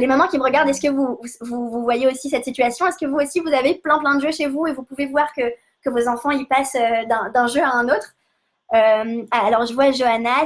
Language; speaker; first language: French; native; French